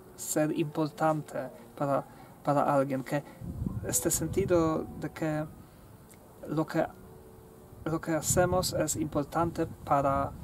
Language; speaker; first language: Spanish; non-native, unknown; Polish